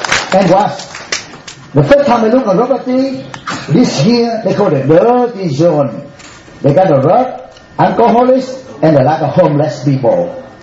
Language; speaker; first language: English; non-native, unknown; Vietnamese